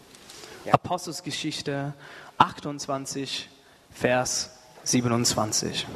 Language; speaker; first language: German; non-native, learner; English